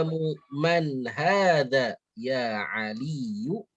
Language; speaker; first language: Arabic; non-native, fluent; Indonesian